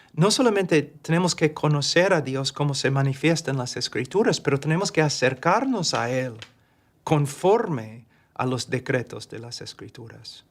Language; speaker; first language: Spanish; non-native, fluent; English